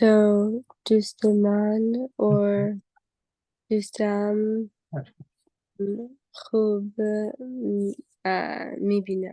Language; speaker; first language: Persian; non-native, learner; English